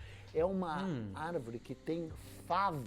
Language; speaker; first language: Portuguese; native; Portuguese